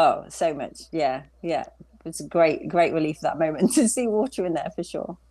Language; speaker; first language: English; native; English